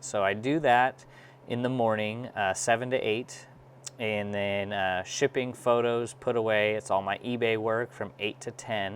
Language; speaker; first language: English; native; English